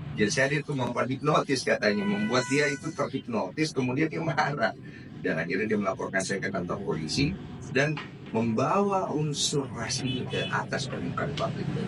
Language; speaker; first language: Indonesian; native; Indonesian